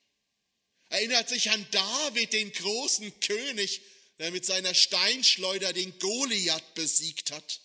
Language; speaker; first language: German; native; German